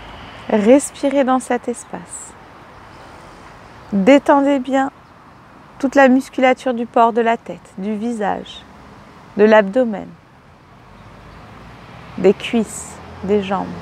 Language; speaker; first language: French; native; French